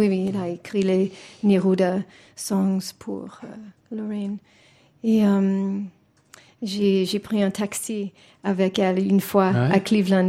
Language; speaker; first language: French; non-native, fluent; English